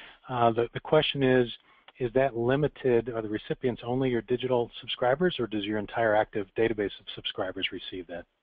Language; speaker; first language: English; native; English